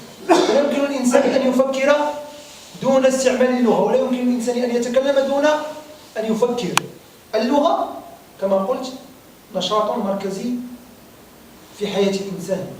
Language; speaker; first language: Arabic; native; Arabic